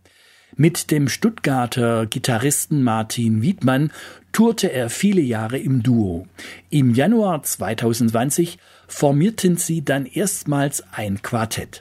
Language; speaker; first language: German; native; German